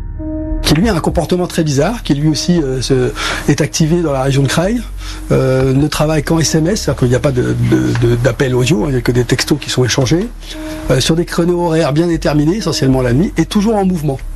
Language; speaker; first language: French; native; French